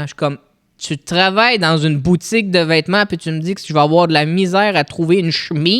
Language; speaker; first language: French; native; French